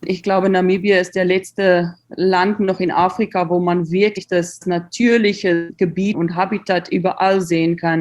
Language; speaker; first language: German; non-native, learner; Afrikaans